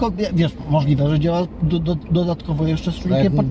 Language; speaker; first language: Polish; native; Polish